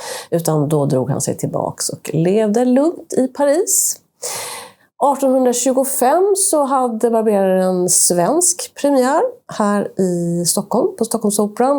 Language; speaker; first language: Swedish; native; Swedish